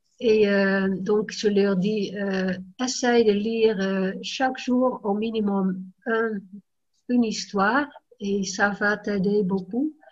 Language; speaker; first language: French; non-native, fluent; Dutch